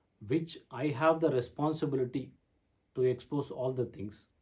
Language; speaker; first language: English; non-native, local second language; Tamil